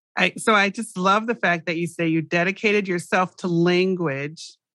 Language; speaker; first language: English; native; English